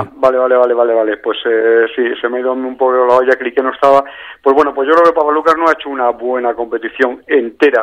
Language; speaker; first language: Spanish; native; Spanish